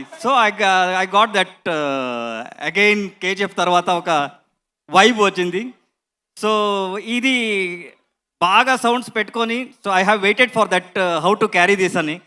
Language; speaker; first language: Telugu; non-native, learner; Kannada